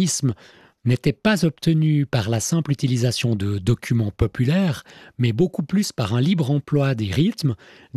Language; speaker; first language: French; native; French